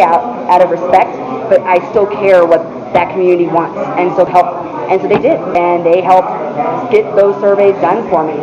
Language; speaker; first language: English; native; English